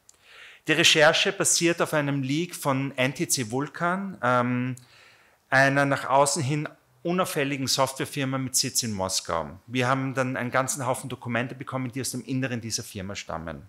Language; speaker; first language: German; native; German